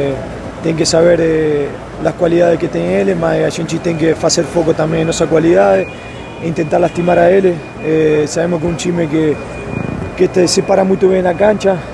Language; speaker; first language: Portuguese; non-native, learner; Spanish